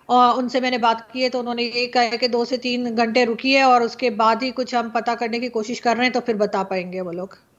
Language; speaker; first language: Urdu; native; Urdu